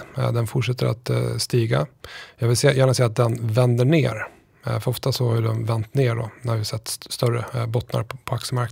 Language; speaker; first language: Swedish; native; Swedish